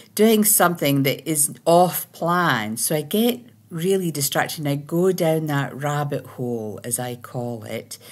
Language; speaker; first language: English; native; English